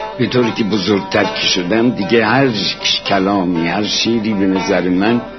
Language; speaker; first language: Persian; non-native, local second language; Azerbaijani